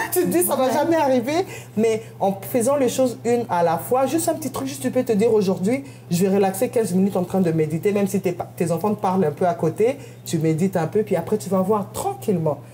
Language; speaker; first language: French; native; French